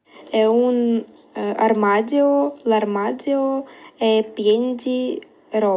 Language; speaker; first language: Italian; non-native, learner; Ukrainian